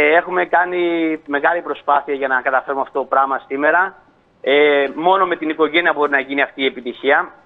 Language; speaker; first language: Greek; early bilingual, heritage; Greek